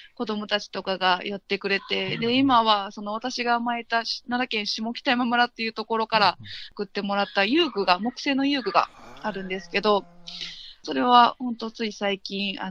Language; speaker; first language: Japanese; native; Japanese